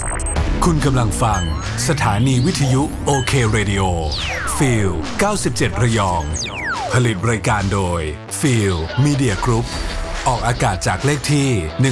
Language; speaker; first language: Thai; native; Thai